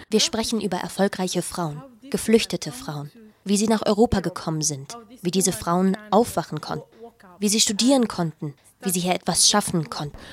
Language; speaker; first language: German; non-native, learner; Arabic